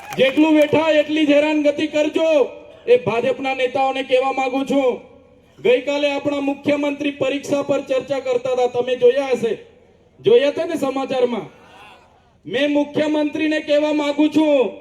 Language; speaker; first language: Gujarati; non-native, local second language; Vasavi